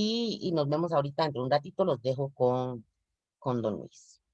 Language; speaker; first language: Spanish; native; Spanish